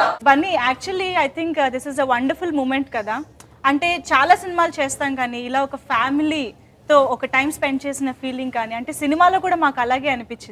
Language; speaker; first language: Telugu; native; Telugu